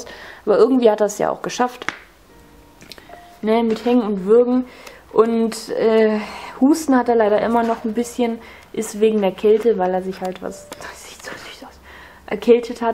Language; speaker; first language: German; native; German